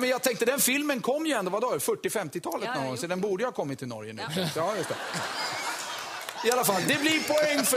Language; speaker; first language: Swedish; native; Swedish